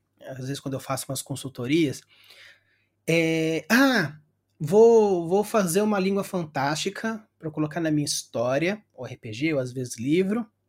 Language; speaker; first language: Portuguese; native; Portuguese